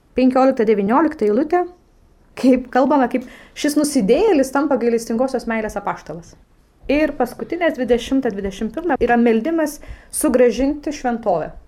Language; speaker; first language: Lithuanian; non-native, fluent; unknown